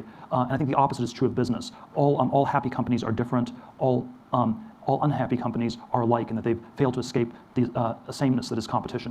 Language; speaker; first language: English; native; English